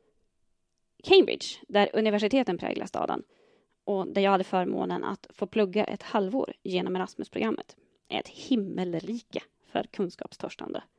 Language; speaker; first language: Swedish; native; Swedish